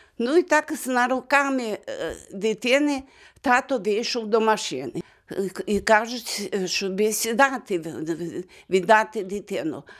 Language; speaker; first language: Ukrainian; native; Ukrainian